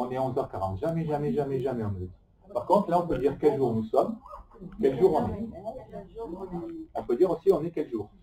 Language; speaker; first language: French; native; French